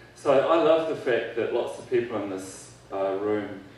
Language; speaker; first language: English; native; English